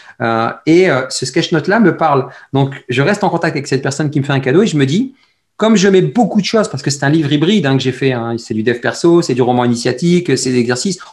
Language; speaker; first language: French; early bilingual, other home language; Arabic